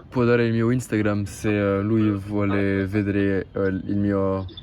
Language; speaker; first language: Italian; non-native, learner; French